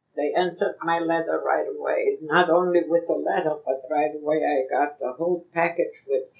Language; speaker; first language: English; non-native, fluent; Yiddish